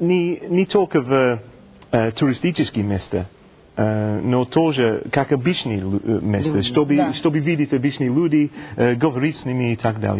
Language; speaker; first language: Russian; non-native, learner; English